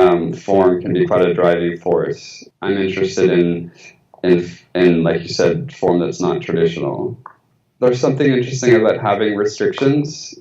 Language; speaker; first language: English; early bilingual, other home language; Spanish